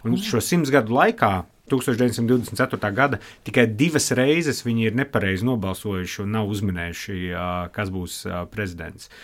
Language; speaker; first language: Latvian; native; Latvian